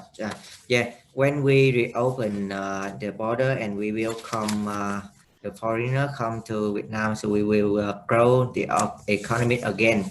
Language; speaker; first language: English; non-native, learner; Vietnamese